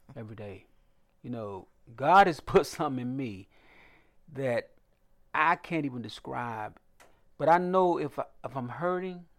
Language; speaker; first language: English; native; English